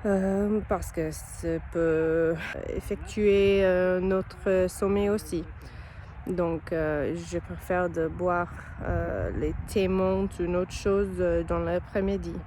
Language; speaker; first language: French; non-native, learner; English